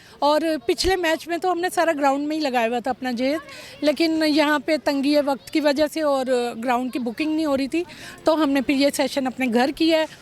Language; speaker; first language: Urdu; native; Urdu